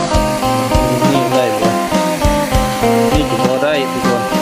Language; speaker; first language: Thai; non-native, local second language; Lao